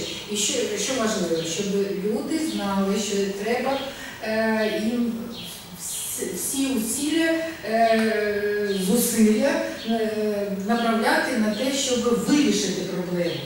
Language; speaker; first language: Ukrainian; non-native, local second language; Russian